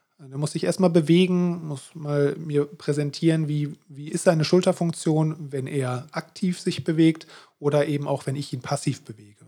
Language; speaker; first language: German; native; German